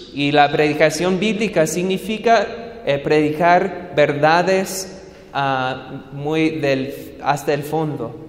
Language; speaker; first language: Spanish; non-native, fluent; English